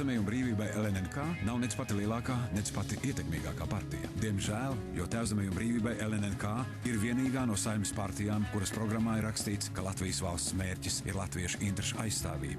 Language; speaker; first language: Latvian; native; Latvian